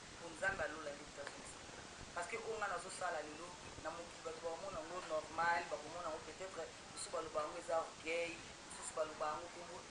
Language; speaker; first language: Lingala; native; Lingala